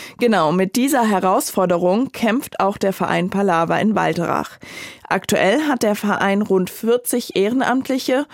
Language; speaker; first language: German; native; German